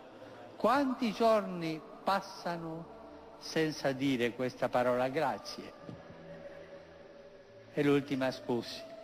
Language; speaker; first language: Italian; non-native, fluent; Spanish